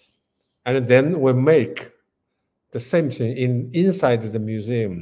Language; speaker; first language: English; non-native, learner; Chinese